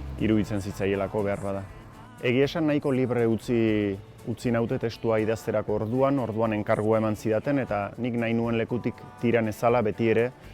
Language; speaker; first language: Basque; native; Basque